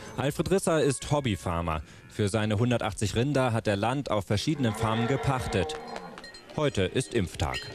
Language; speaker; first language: German; native; German